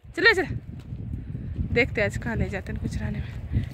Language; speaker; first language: Hindi; non-native, local second language; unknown